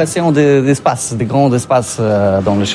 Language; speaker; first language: French; non-native, learner; Polish